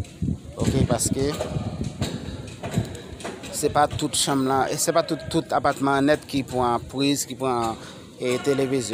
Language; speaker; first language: French; non-native, learner; Haitian Creole